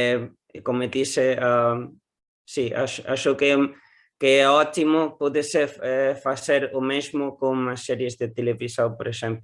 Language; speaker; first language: Portuguese; non-native, learner; Spanish